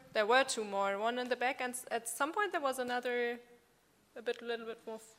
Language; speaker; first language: English; non-native, fluent; German